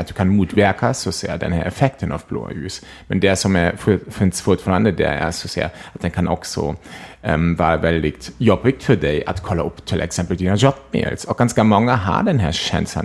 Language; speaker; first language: Swedish; non-native, fluent; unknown